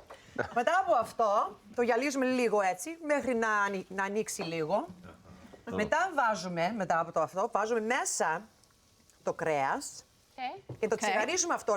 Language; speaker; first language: Greek; early bilingual, heritage; Greek